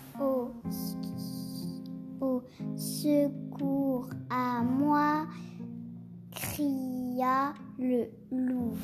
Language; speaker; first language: French; early bilingual, heritage; French